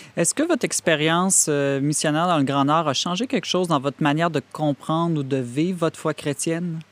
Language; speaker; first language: French; native; French